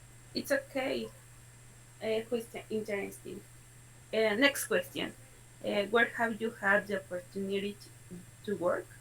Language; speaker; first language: English; non-native, learner; Spanish